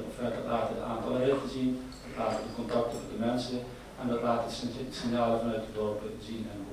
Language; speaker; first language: Dutch; native; Dutch